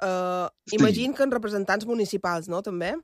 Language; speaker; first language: Catalan; native; Catalan